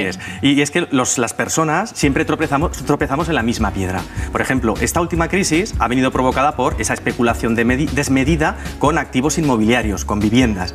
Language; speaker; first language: Spanish; native; Spanish